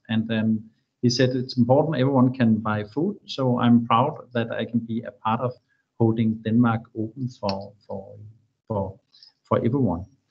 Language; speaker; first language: English; non-native, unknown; Danish